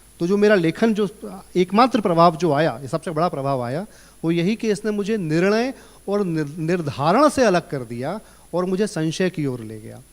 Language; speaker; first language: Hindi; native; Hindi